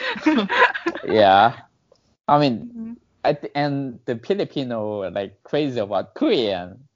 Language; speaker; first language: English; non-native, fluent; Korean